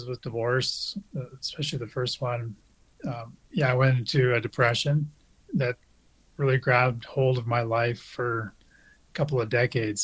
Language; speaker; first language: English; native; English